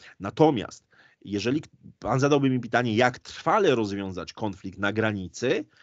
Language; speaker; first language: Polish; native; Polish